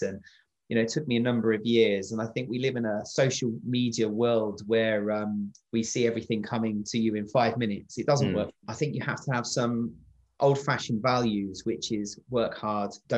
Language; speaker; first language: English; native; English